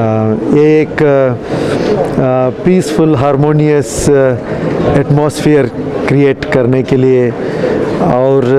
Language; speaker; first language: Hindi; non-native, local second language; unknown